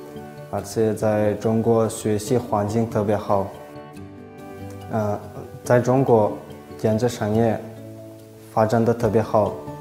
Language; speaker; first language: Chinese; non-native, learner; Kazakh